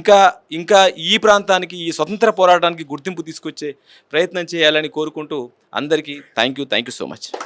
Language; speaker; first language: Telugu; native; Telugu